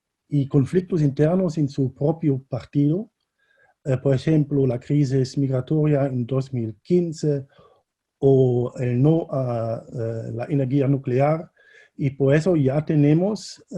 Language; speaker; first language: Spanish; non-native, fluent; German